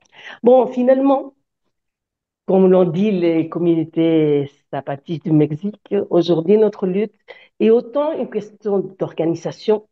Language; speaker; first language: French; non-native, fluent; Spanish